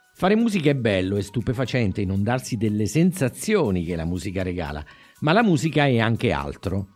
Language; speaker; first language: Italian; native; Italian